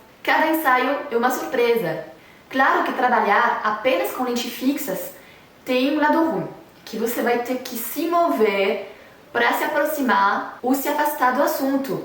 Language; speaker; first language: Portuguese; non-native, fluent; French